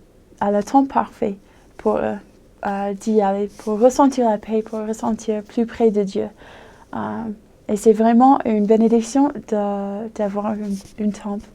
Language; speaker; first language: French; non-native, fluent; English